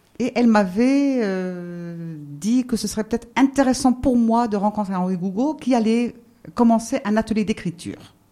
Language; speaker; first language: French; non-native, local second language; Arabic